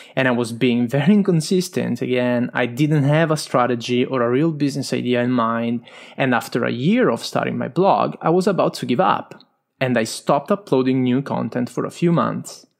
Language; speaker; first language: English; non-native, fluent; Italian